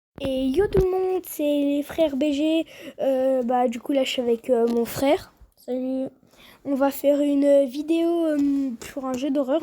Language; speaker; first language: French; native; French